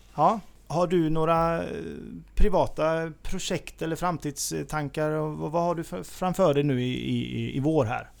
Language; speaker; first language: Swedish; native; Swedish